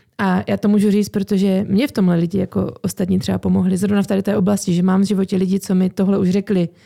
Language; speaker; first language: Czech; native; Czech